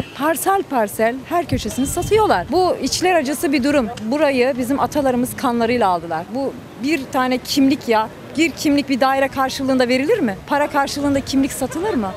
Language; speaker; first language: Turkish; native; Turkish